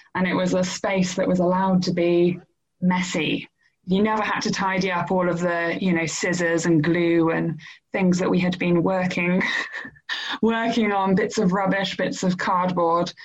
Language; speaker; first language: English; native; English